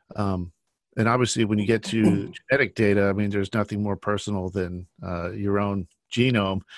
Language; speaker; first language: English; native; English